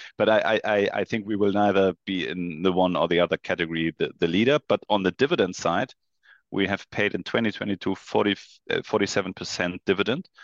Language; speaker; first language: English; non-native, fluent; German